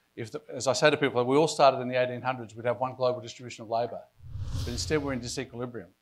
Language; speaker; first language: English; native; English